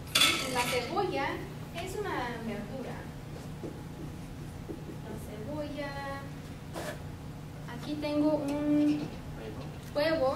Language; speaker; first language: Spanish; non-native, fluent; English